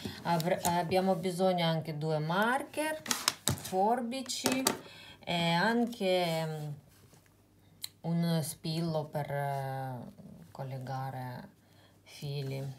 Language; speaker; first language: Italian; non-native, fluent; Russian